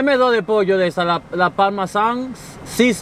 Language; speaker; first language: Spanish; early bilingual, heritage; Spanish